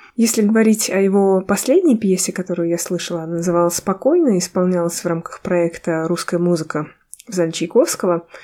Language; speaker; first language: Russian; native; Russian